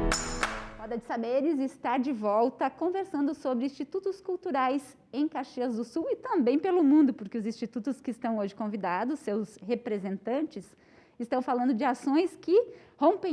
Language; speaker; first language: Portuguese; native; Portuguese